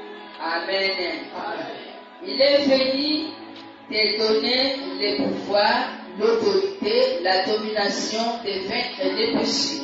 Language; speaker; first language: French; non-native, local second language; Lingala